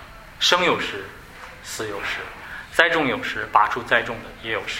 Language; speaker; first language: Chinese; native; Chinese